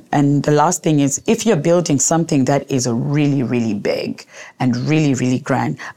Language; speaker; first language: English; non-native, local second language; Shona